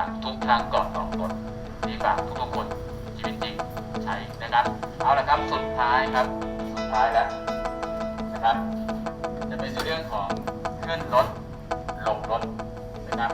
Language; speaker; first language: Thai; native; Thai